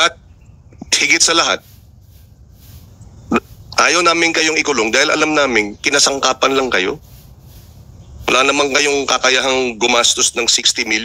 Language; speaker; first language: Filipino; native; Filipino